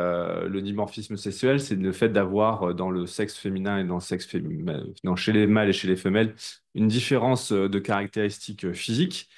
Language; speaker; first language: French; native; French